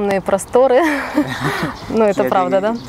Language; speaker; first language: Russian; native; Russian